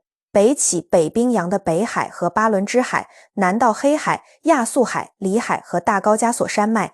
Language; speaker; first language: Chinese; native; Chinese